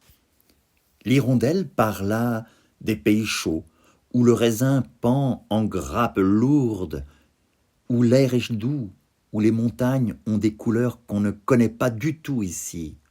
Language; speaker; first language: French; native; French